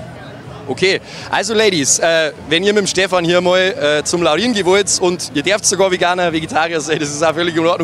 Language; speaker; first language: German; native; German